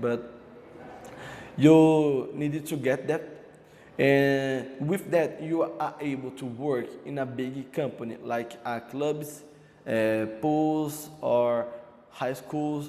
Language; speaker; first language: English; non-native, learner; Portuguese